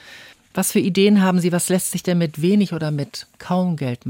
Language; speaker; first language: German; native; German